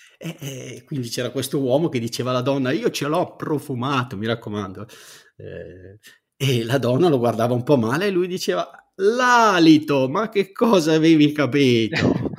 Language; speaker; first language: Italian; native; Italian